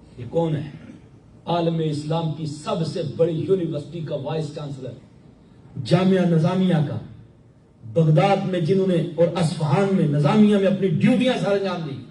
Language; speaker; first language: Urdu; non-native, local second language; Punjabi